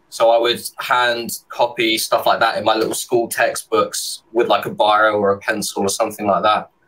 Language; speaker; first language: English; native; English